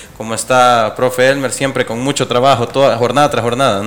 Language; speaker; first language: Spanish; native; Spanish